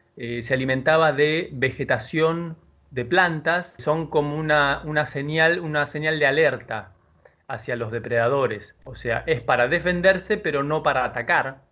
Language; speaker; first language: Spanish; native; Spanish